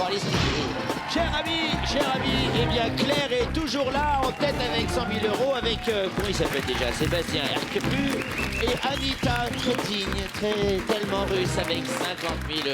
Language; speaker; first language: French; native; French